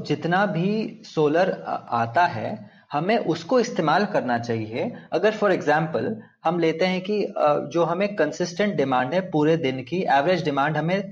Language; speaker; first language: Hindi; non-native, local second language; Telugu